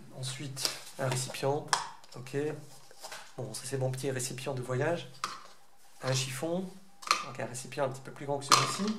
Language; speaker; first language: French; native; French